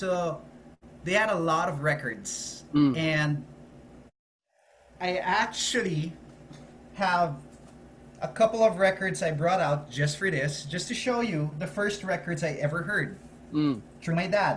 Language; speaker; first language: English; non-native, local second language; Filipino